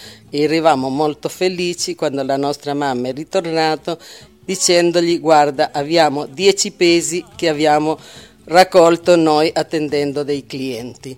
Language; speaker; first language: Italian; early bilingual, heritage; Italian